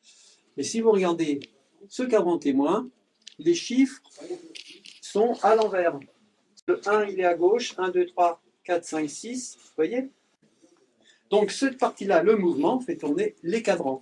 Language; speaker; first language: French; native; French